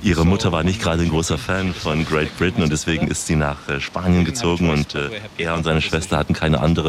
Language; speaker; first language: German; native; German